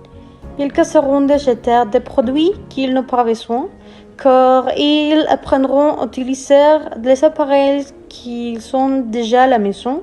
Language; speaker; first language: French; non-native, learner; Spanish